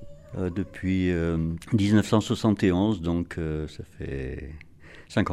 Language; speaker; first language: French; native; French